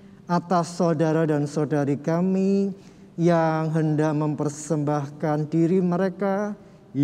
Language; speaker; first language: Indonesian; native; Indonesian